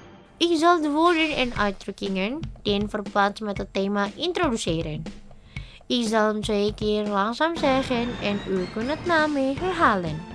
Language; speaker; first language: Dutch; non-native, learner; Indonesian